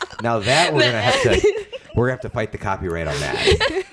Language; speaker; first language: English; native; English